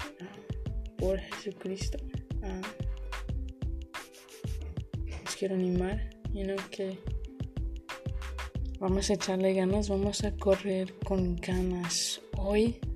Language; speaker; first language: Spanish; early bilingual, heritage; Spanish